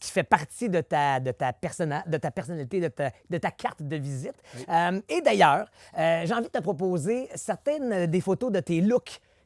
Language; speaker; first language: French; native; French